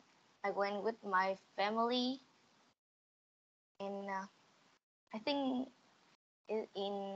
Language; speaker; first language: English; non-native, learner; Vietnamese